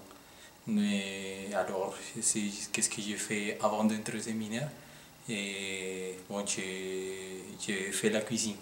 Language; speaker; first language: French; non-native, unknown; Spanish